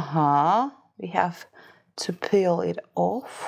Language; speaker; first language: English; non-native, fluent; Russian